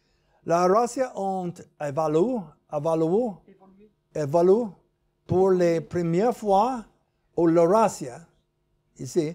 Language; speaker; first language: French; non-native, learner; English